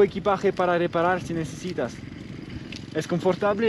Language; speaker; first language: Spanish; non-native, learner; French